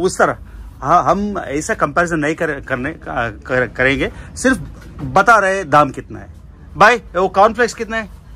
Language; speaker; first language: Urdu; non-native, local second language; Telugu